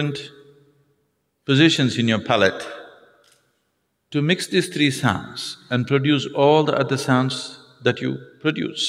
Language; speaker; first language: English; non-native, local second language; Tamil